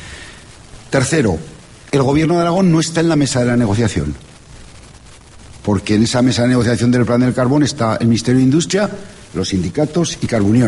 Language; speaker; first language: Spanish; native; Spanish